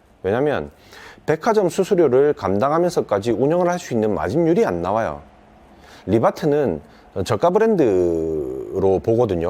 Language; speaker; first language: Korean; native; Korean